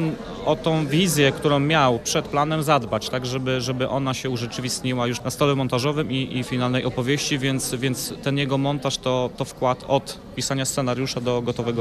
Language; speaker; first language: Polish; native; Polish